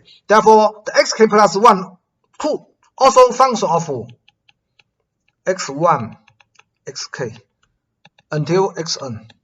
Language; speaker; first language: English; non-native, fluent; Chinese